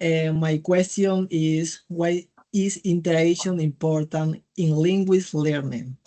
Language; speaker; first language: English; non-native, learner; Spanish